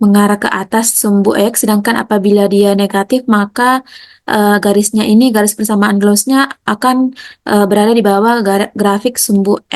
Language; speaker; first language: Indonesian; native; Indonesian